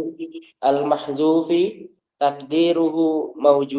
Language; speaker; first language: Arabic; non-native, learner; Indonesian